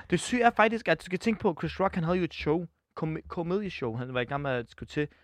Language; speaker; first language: Danish; early bilingual, other home language; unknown